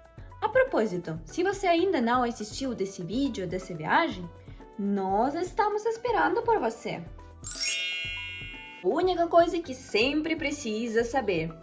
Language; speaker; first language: Portuguese; non-native, fluent; Russian